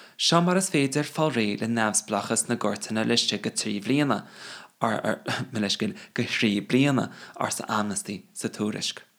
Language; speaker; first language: Irish; non-native, fluent; English